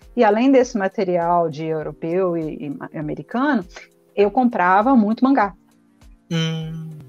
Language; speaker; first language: Portuguese; native; Portuguese